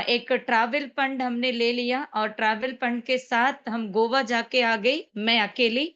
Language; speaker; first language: Hindi; non-native, local second language; Telugu